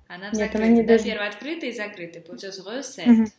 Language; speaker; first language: Russian; native; Russian